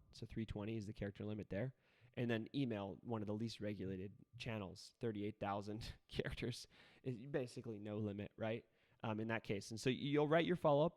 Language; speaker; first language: English; native; English